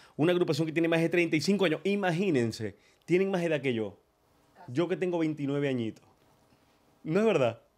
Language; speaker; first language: Spanish; native; Spanish